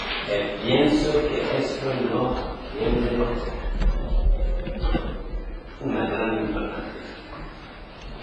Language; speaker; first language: Spanish; non-native, fluent; Polish